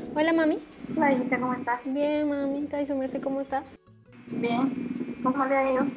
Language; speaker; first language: Spanish; native; Spanish